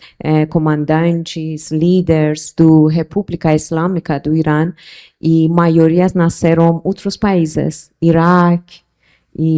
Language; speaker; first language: Portuguese; non-native, local second language; Persian